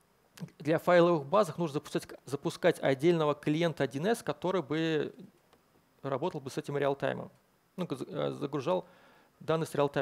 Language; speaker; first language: Russian; native; Russian